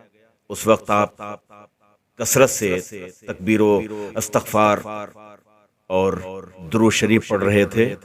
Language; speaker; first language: Urdu; native; Urdu